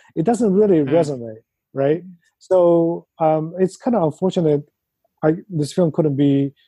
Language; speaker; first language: English; non-native, fluent; Chinese